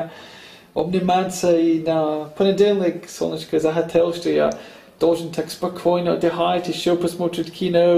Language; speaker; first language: Russian; non-native, learner; English